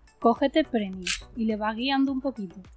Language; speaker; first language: Spanish; native; Spanish